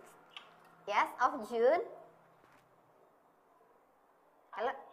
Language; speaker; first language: English; non-native, learner; Indonesian